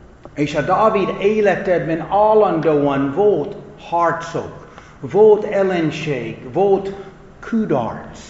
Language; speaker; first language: Hungarian; non-native, fluent; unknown